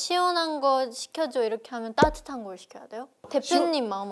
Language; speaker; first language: Korean; non-native, fluent; Japanese